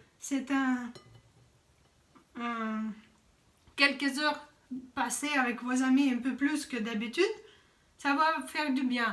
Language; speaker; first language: French; non-native, fluent; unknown